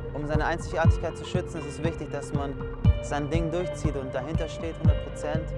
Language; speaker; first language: German; native; German